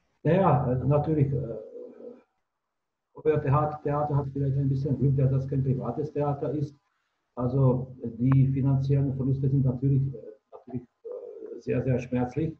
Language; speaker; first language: German; non-native, fluent; Czech